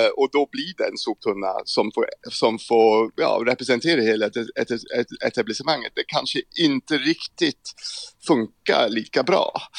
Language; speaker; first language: Swedish; non-native, fluent; English